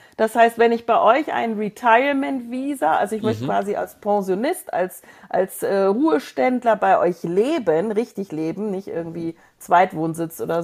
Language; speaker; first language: German; native; German